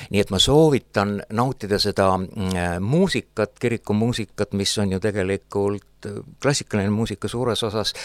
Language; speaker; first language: Estonian; native; Estonian